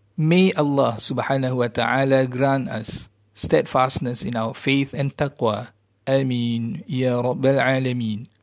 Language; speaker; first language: English; non-native, local second language; Malay